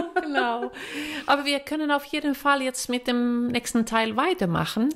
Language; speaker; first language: German; non-native, fluent; Finnish